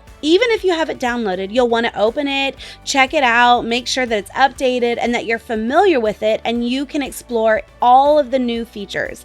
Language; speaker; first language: English; native; English